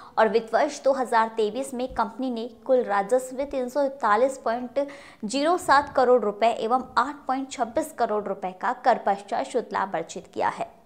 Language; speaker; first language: Hindi; native; Hindi